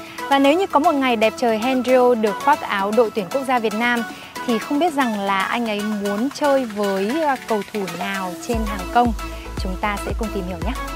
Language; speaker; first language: Vietnamese; native; Vietnamese